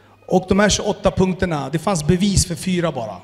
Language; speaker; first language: Swedish; early bilingual, other home language; Amharic